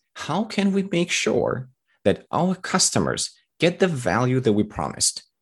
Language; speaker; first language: English; early bilingual, other home language; Tajik